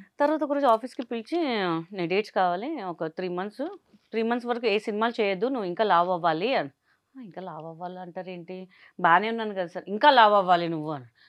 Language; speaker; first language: Telugu; non-native, local second language; Hindi